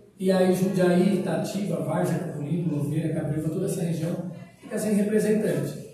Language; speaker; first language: Portuguese; native; Portuguese